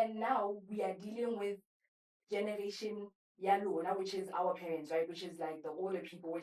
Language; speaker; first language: English; non-native, local second language; Southern Sotho